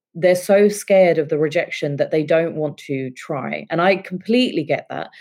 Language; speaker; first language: English; native; English